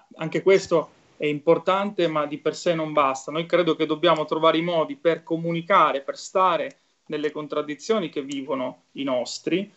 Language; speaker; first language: Italian; native; Italian